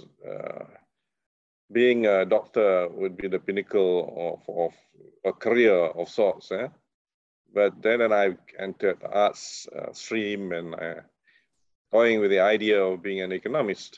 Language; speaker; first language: English; non-native, local second language; Malay